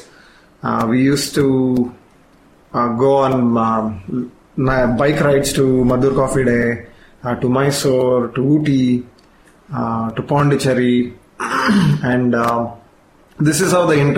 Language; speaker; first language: English; non-native, local second language; Kannada